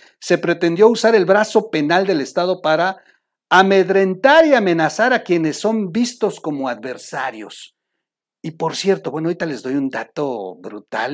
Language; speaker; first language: Spanish; native; Spanish